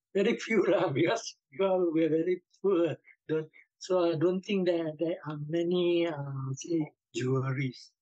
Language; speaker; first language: English; non-native, local second language; Min Nan Chinese